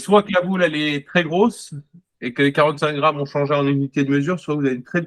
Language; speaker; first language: French; native; French